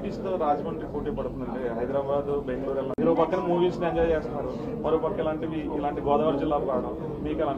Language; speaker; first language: Telugu; native; Telugu